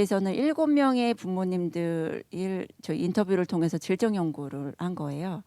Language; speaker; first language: Korean; native; Korean